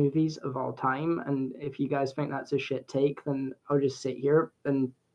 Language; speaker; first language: English; native; English